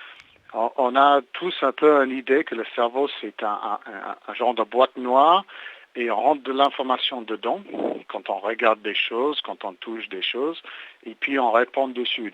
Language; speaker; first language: French; native; French